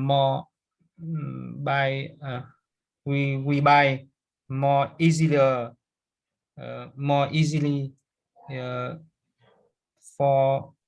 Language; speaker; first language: English; non-native, learner; Vietnamese